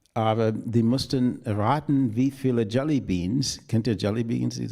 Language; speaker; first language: German; non-native, fluent; English